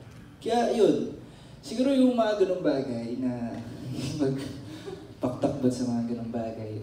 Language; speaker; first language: Filipino; native; Filipino